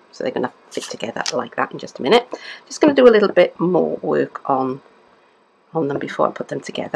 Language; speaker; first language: English; native; English